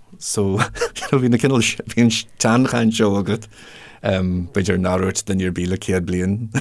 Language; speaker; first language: Irish; non-native, local second language; English